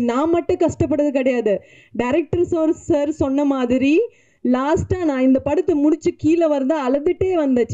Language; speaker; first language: Tamil; non-native, learner; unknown